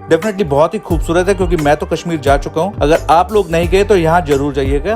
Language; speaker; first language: Hindi; native; Hindi